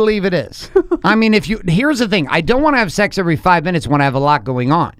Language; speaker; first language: English; native; English